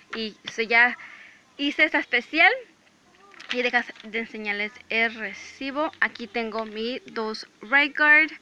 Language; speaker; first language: Spanish; early bilingual, other home language; English